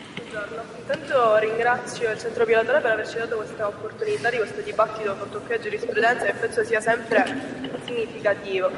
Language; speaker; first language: Italian; native; Italian